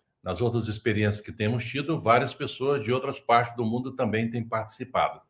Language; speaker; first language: Portuguese; native; Portuguese